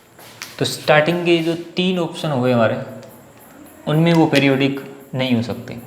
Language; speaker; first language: Hindi; native; Hindi